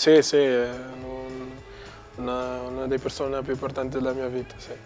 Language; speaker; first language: Italian; non-native, learner; Portuguese